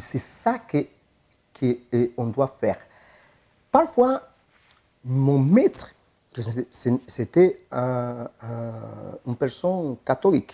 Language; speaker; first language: French; non-native, fluent; Spanish